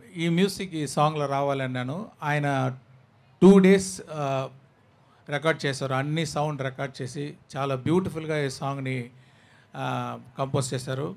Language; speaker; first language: Telugu; non-native, fluent; Tamil